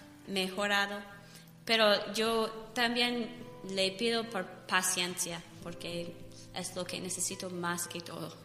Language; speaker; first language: Spanish; non-native, learner; English